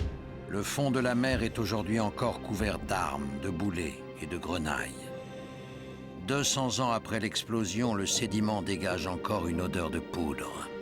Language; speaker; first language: French; native; French